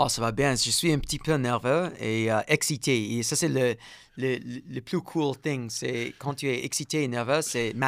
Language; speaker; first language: French; non-native, learner; English